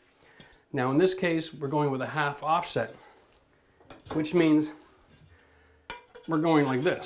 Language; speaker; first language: English; native; English